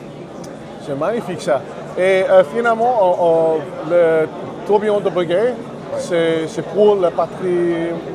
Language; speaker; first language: French; non-native, learner; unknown